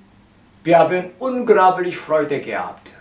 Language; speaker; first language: German; non-native, learner; Korean